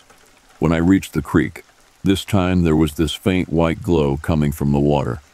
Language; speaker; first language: English; native; English